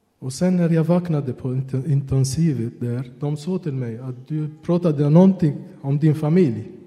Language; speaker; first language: Swedish; non-native, fluent; Arabic